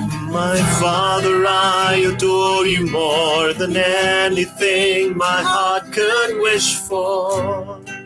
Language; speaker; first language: English; non-native, local second language; Filipino